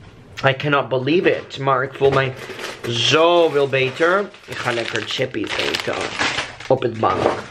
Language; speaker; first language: Dutch; non-native, fluent; English